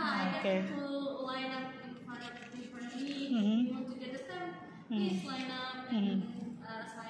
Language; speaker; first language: English; non-native, learner; Indonesian